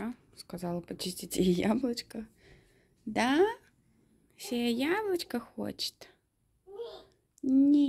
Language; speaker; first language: Russian; native; Russian